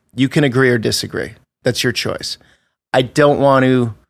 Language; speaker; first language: English; native; English